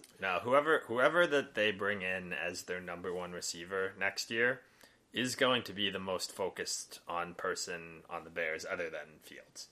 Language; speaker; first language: English; native; English